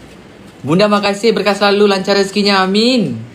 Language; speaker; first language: Malay; native; Malay